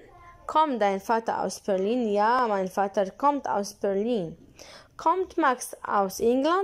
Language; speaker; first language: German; non-native, learner; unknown